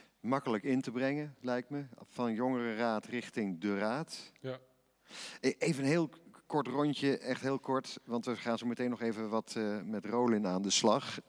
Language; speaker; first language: Dutch; native; Dutch